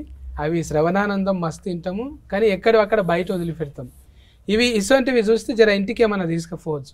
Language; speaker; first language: Telugu; native; Telugu